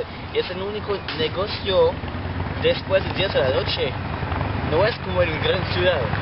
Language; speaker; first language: Spanish; non-native, learner; English